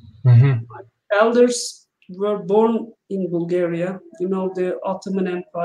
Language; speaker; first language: English; non-native, learner; Turkish